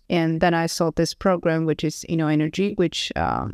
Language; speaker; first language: English; non-native, fluent; Chinese